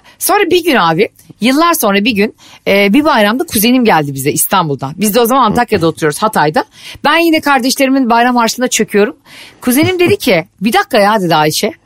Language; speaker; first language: Turkish; native; Turkish